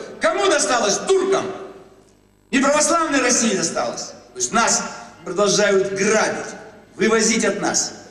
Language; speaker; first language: Russian; native; Russian